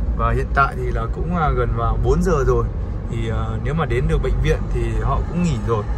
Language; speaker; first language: Vietnamese; non-native, local second language; Hmong